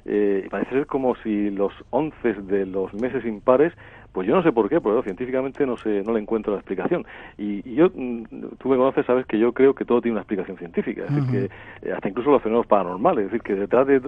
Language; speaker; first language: Spanish; native; Spanish